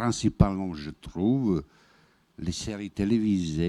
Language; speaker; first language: French; non-native, fluent; Bosnian